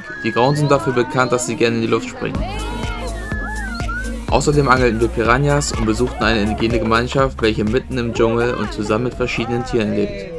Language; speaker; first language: German; native; German